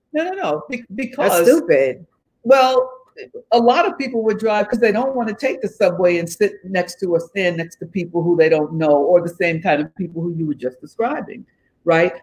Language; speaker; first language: English; native; English